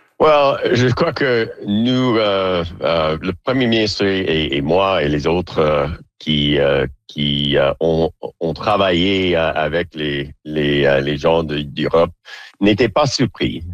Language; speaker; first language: French; non-native, learner; English